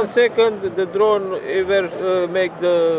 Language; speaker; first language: English; non-native, learner; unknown